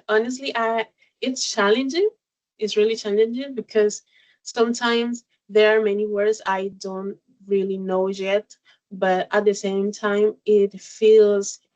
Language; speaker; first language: English; non-native, learner; Spanish